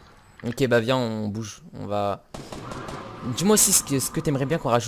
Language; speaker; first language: French; native; French